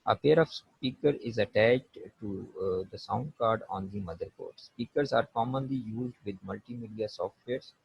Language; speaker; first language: English; non-native, local second language; Urdu